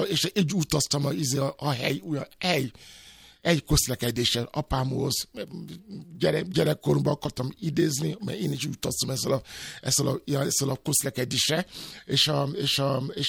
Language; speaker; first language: Hungarian; non-native, fluent; Yoruba